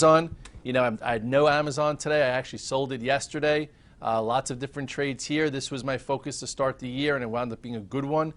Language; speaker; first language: English; native; English